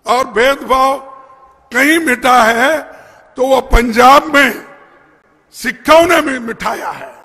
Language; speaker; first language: Hindi; non-native, local second language; Kannada